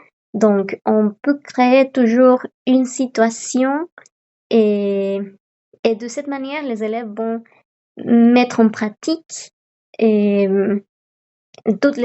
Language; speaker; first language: French; non-native, fluent; Spanish